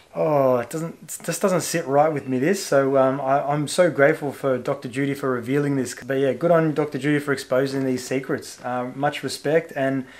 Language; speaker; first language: English; native; English